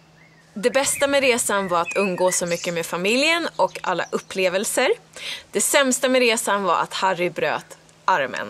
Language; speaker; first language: Swedish; native; Swedish